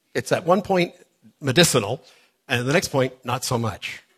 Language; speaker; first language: English; native; English